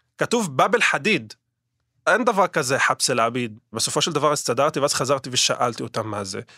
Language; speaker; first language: Hebrew; non-native, local second language; Arabic